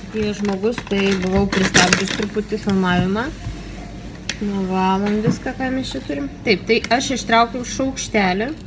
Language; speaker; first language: Lithuanian; non-native, local second language; Russian